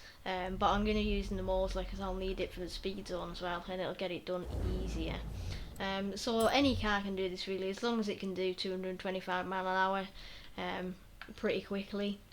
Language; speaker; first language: English; native; English